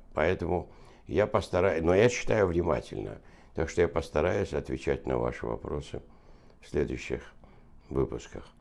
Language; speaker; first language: Russian; non-native, local second language; Azerbaijani